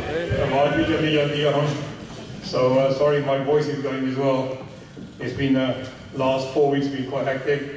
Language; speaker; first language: English; early bilingual, other home language; Punjabi